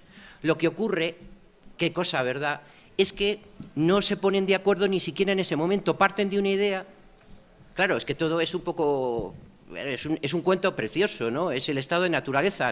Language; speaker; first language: Spanish; native; Spanish